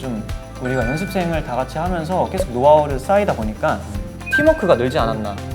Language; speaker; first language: Korean; native; Korean